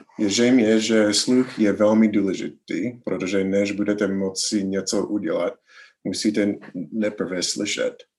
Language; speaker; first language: Czech; non-native, learner; English